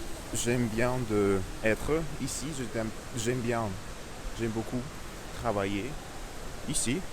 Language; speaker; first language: French; non-native, learner; Russian